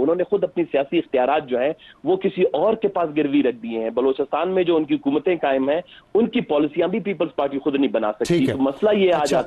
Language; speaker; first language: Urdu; non-native, local second language; Baluchi